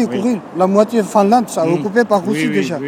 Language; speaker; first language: French; non-native, learner; Georgian